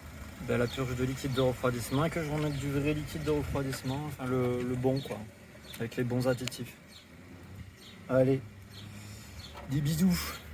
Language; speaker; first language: French; native; French